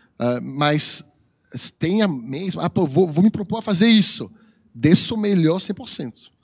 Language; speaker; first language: Portuguese; non-native, fluent; French